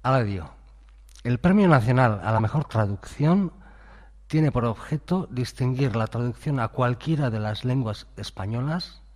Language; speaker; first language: Spanish; non-native, local second language; Basque